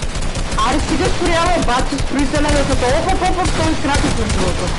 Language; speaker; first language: Bulgarian; native; Bulgarian